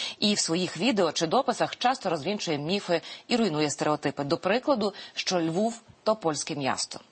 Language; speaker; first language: Ukrainian; native; Ukrainian